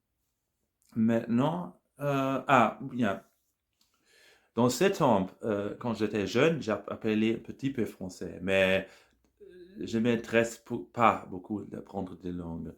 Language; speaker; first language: French; non-native, learner; German